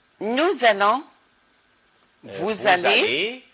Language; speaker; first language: French; non-native, fluent; Arabic